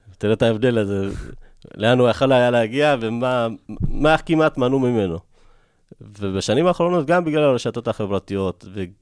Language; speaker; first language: Hebrew; early bilingual, other home language; Amharic